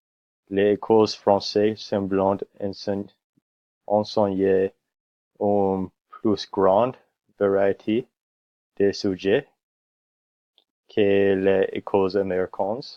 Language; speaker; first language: French; non-native, learner; English